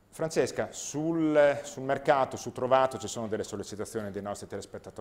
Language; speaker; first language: Italian; native; Italian